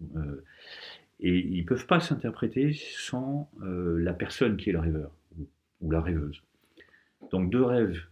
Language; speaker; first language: French; native; French